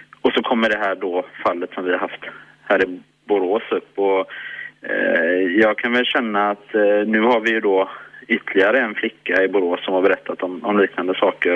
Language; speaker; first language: Swedish; native; Swedish